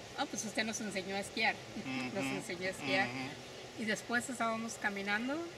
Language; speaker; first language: Spanish; native; Spanish